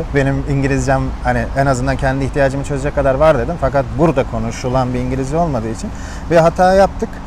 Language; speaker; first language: Turkish; native; Turkish